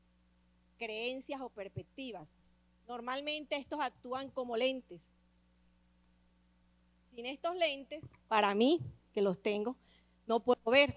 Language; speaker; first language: Spanish; native; Spanish